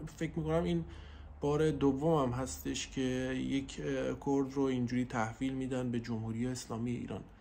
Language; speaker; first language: Persian; non-native, local second language; Central Kurdish